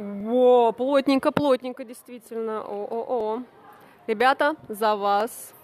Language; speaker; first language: Russian; native; Russian